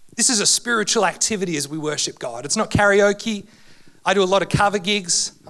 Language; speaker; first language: English; native; English